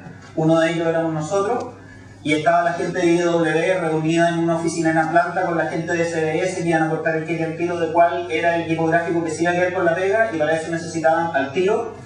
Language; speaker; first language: Spanish; native; Spanish